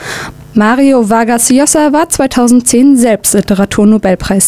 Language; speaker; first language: German; native; German